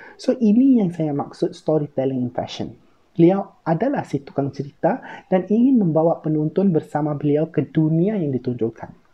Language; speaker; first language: Malay; native; Malay